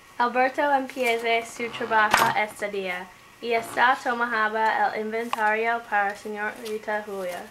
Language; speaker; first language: Spanish; non-native, learner; English